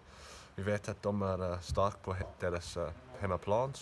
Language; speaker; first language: Swedish; non-native, learner; English